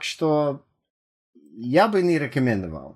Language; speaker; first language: Russian; non-native, fluent; English